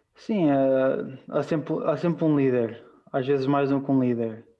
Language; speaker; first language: Portuguese; native; Portuguese